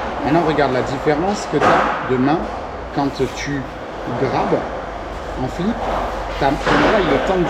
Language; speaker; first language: French; native; French